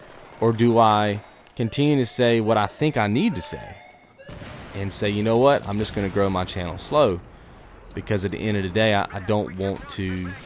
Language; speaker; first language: English; native; English